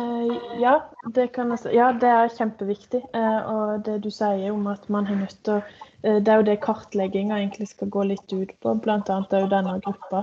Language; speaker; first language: Norwegian; native; Norwegian